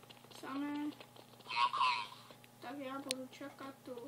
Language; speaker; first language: Czech; non-native, learner; Slovak